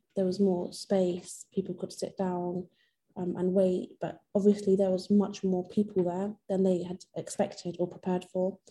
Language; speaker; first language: English; non-native, fluent; Persian